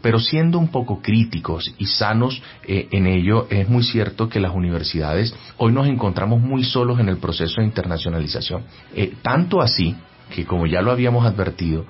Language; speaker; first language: Spanish; native; Spanish